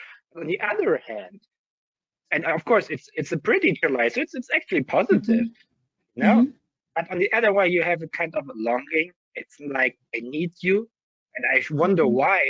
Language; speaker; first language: English; non-native, fluent; German